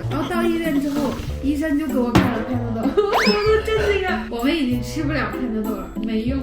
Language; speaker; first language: Chinese; native; Chinese